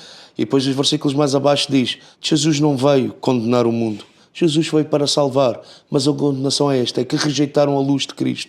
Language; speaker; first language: Portuguese; native; Portuguese